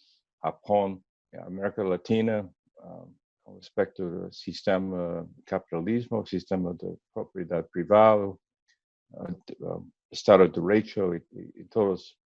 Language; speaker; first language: Spanish; non-native, learner; English